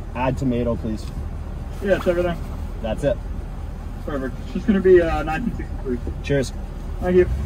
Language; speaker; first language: English; native; English